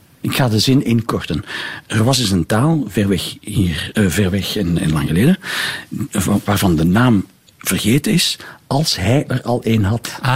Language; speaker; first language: Dutch; native; Dutch